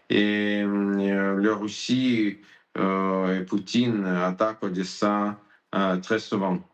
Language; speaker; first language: French; non-native, learner; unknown